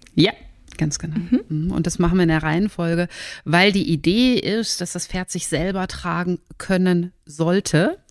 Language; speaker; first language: German; native; German